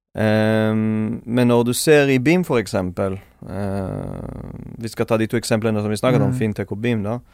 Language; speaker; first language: Norwegian; non-native, fluent; Hebrew